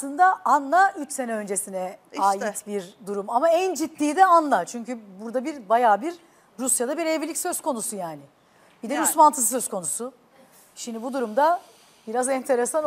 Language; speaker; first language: Turkish; native; Turkish